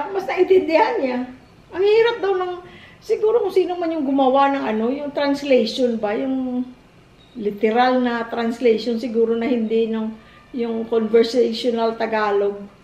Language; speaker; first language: Filipino; native; Filipino